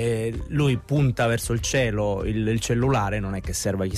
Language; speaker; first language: Italian; native; Italian